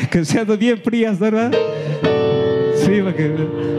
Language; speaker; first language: Spanish; native; Spanish